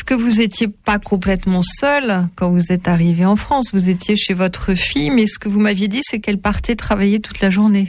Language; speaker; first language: French; native; French